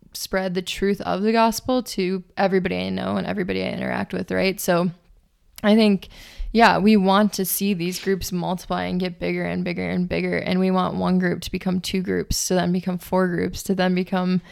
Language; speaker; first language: English; native; English